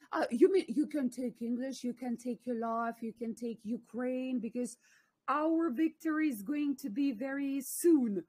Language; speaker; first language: English; non-native, fluent; Ukrainian